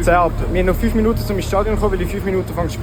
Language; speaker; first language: German; native; German